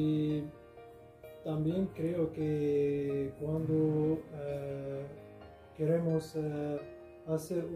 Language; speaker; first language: Spanish; non-native, learner; Arabic